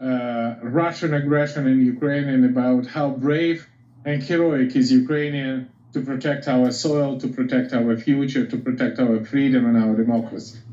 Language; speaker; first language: English; non-native, fluent; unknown